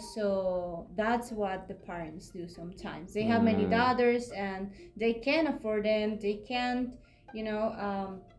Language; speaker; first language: English; non-native, fluent; Spanish